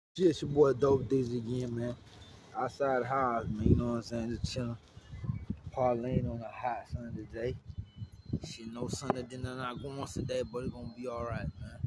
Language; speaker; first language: English; native; English